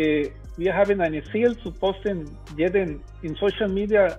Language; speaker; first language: German; non-native, learner; Spanish